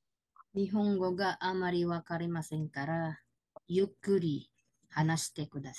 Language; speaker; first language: Japanese; non-native, learner; Filipino